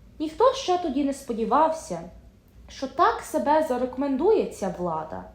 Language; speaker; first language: Ukrainian; early bilingual, heritage; Ukrainian